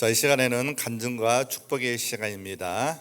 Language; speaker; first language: Korean; native; Korean